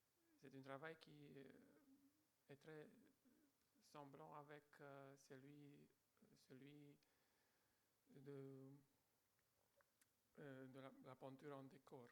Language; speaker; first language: French; non-native, fluent; Romanian